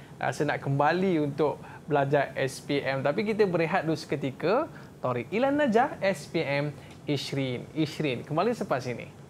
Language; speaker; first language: Malay; native; Malay